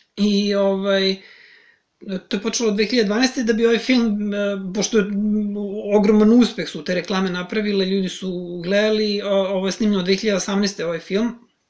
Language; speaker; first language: Serbian; native; Serbian